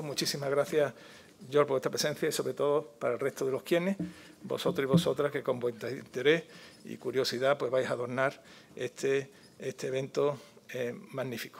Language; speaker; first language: Spanish; native; Spanish